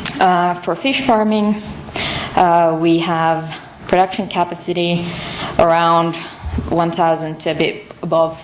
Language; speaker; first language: English; non-native, fluent; Finnish